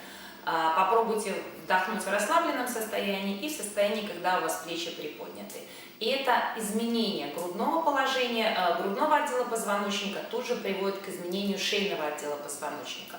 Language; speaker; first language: Russian; native; Russian